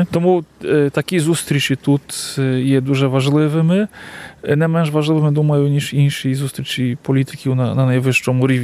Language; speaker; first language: Ukrainian; early bilingual, heritage; Ukrainian